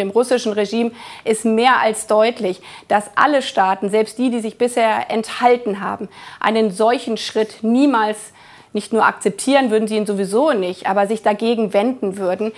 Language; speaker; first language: German; native; German